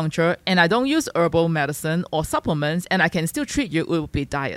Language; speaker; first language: English; non-native, local second language; Chinese